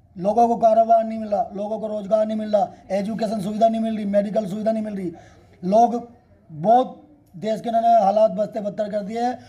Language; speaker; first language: Hindi; non-native, local second language; Punjabi